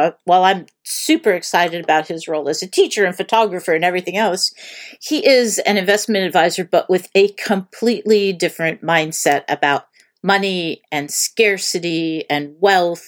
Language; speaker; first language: English; native; English